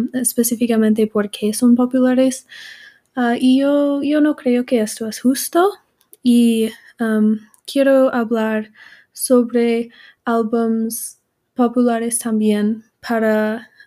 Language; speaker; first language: Spanish; non-native, learner; English